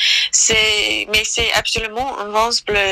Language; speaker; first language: French; non-native, learner; English